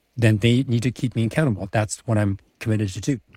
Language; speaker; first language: English; early bilingual, other home language; Czech